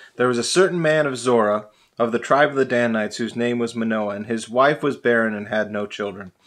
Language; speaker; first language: English; native; English